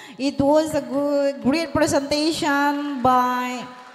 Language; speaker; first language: English; non-native, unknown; Indonesian